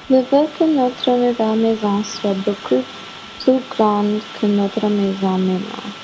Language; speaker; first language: French; non-native, learner; English